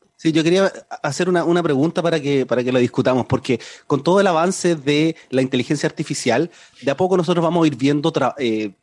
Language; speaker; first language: Spanish; native; Spanish